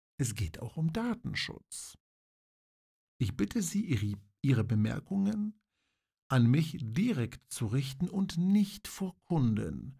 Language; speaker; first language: German; non-native, fluent; Polish